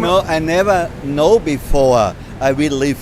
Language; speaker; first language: English; non-native, learner; German